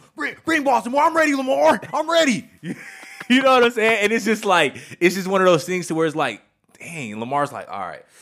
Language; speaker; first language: English; native; English